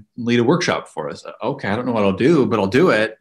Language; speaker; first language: English; native; English